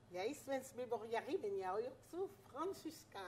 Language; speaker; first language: Swedish; non-native, fluent; French